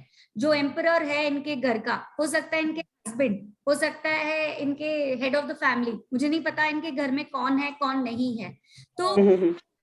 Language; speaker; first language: Hindi; native; Hindi